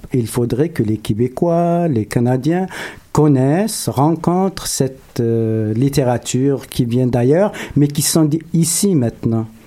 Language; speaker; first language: French; non-native, local second language; Arabic